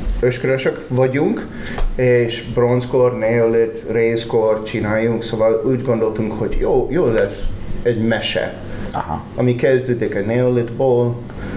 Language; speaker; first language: Hungarian; non-native, learner; English